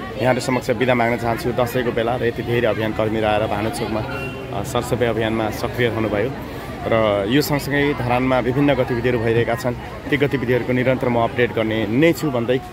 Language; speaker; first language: Nepali; native; Nepali